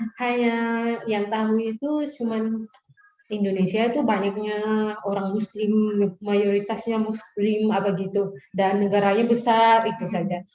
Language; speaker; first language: Indonesian; non-native, fluent; Pattani Malay